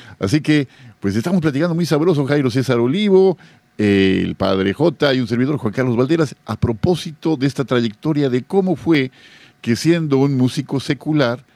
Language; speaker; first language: Spanish; native; Spanish